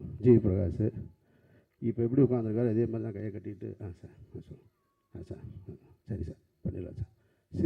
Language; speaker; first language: Tamil; native; Tamil